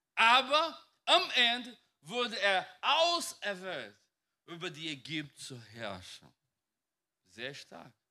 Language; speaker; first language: German; non-native, fluent; Portuguese